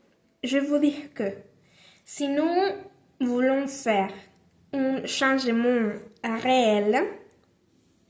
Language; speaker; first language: French; non-native, learner; Spanish